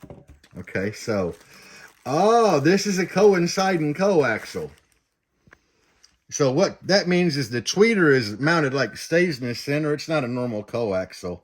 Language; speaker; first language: English; native; English